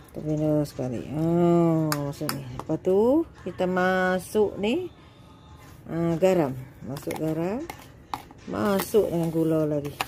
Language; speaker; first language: Malay; native; Malay